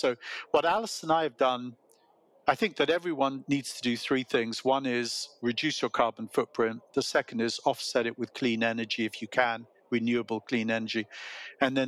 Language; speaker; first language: English; native; English